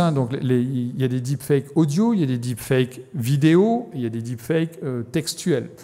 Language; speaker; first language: French; native; French